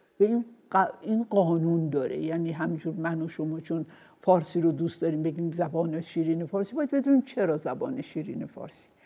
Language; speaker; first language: Persian; non-native, local second language; Azerbaijani